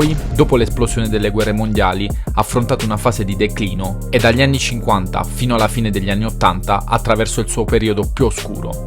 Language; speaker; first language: Italian; native; Italian